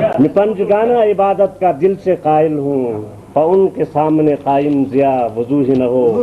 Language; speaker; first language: Urdu; non-native, local second language; Shina